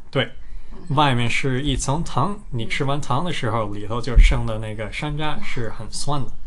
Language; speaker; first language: Chinese; early bilingual, other home language; English